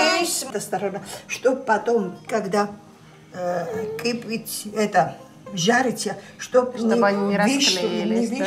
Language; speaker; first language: Russian; non-native, learner; Georgian